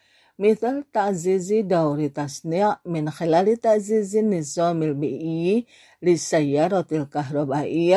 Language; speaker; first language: Arabic; non-native, learner; Indonesian